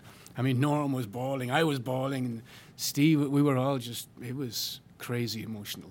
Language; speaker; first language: English; native; English